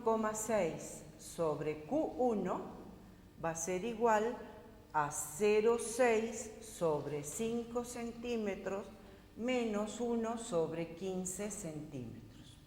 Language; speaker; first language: Spanish; native; Spanish